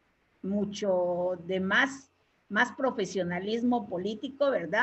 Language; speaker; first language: Spanish; native; Spanish